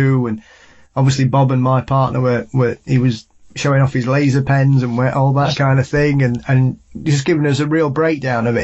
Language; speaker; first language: English; native; English